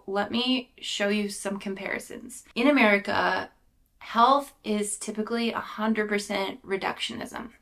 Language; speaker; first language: English; native; English